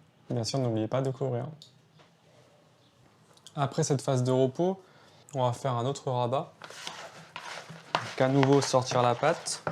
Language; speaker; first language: French; native; French